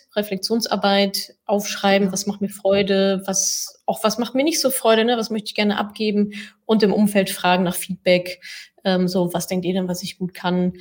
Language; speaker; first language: German; native; German